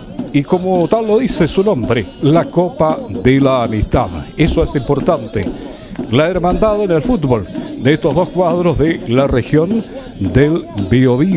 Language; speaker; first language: Spanish; native; Spanish